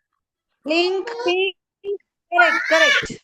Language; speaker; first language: English; non-native, local second language; Tamil